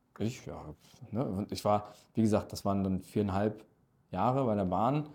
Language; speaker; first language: German; early bilingual, other home language; Turkish